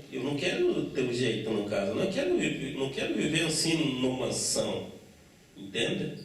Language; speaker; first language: Portuguese; non-native, local second language; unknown